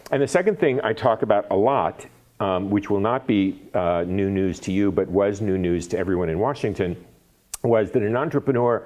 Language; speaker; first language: English; native; English